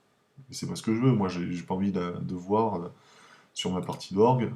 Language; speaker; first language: French; native; French